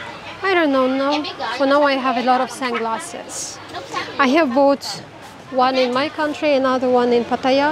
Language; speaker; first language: English; non-native, learner; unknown